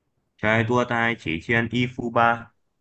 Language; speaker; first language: Chinese; non-native, learner; Vietnamese